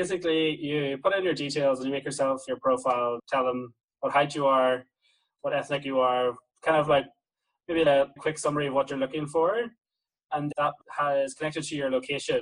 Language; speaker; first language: English; native; English